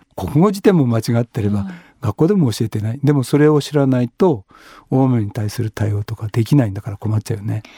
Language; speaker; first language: Japanese; native; Japanese